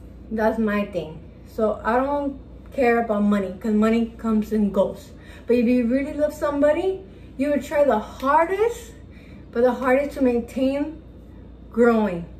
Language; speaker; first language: English; early bilingual, other home language; Spanish